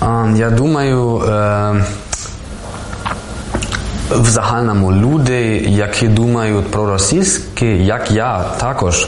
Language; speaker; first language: Ukrainian; non-native, learner; German